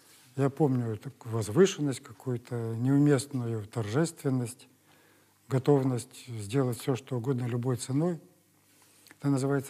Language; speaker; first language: Russian; native; Russian